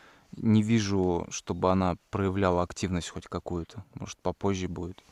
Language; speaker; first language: Russian; native; Russian